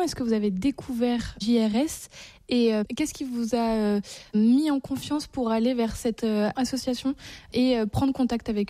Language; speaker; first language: French; native; French